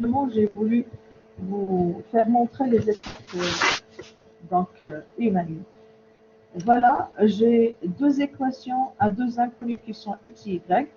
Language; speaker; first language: French; non-native, local second language; Arabic